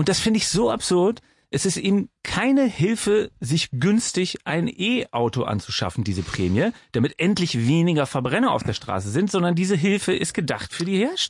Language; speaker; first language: German; native; German